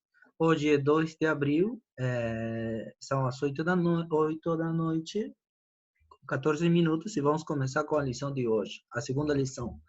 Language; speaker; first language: Portuguese; non-native, fluent; Spanish